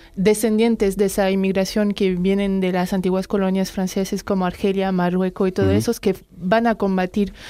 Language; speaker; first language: Spanish; non-native, fluent; French